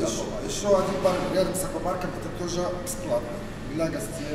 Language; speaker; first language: Russian; native; Russian